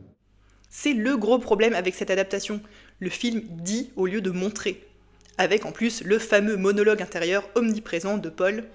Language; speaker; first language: French; native; French